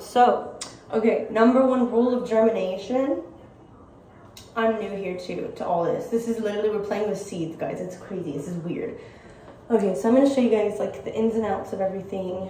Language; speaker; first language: English; native; English